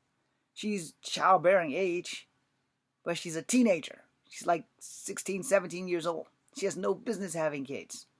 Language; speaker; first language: English; native; English